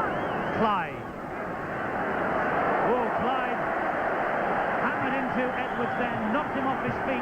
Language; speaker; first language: English; native; English